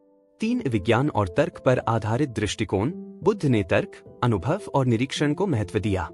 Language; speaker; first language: Hindi; native; Hindi